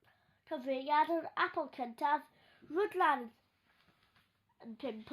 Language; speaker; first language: Welsh; non-native, local second language; English